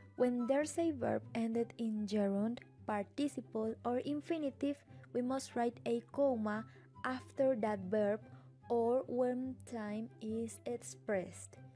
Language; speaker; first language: English; non-native, learner; Spanish